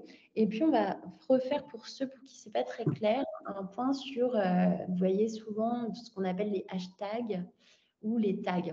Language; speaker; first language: French; native; French